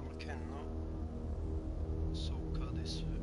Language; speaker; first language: Japanese; non-native, learner; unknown